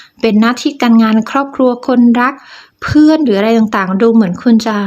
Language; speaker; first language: Thai; native; Thai